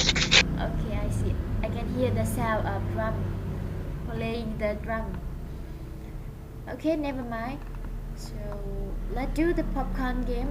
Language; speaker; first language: English; non-native, fluent; Vietnamese